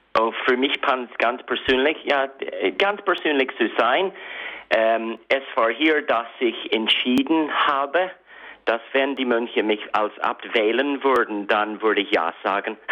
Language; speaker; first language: German; non-native, fluent; English